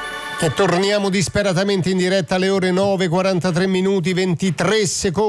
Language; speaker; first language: Italian; native; Italian